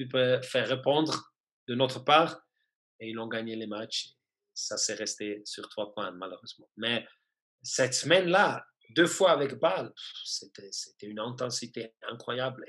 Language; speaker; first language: French; non-native, fluent; German